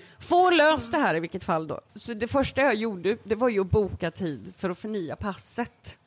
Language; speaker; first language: Swedish; native; Swedish